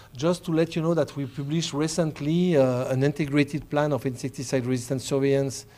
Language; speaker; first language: English; non-native, fluent; French